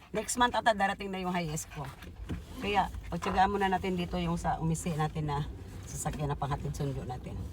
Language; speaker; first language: Filipino; non-native, local second language; Waray